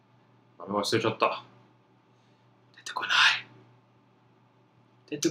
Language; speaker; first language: Japanese; non-native, fluent; English